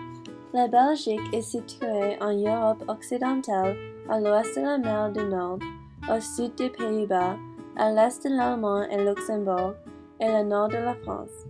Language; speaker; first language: French; non-native, learner; English